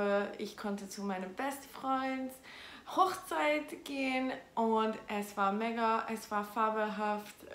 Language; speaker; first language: German; non-native, fluent; Hungarian